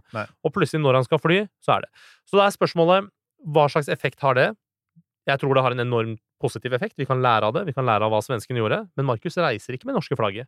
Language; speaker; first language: Norwegian; early bilingual, other home language; Persian